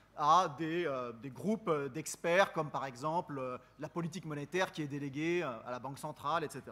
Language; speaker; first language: French; native; French